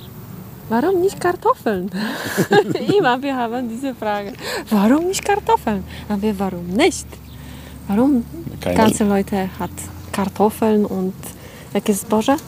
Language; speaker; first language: German; non-native, learner; Polish